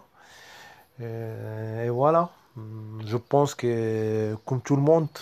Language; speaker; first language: French; non-native, learner; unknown